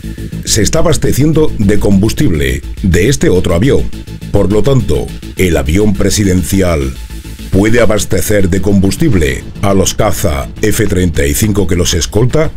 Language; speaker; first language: Spanish; native; Spanish